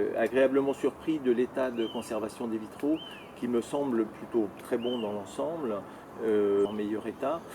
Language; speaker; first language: French; native; French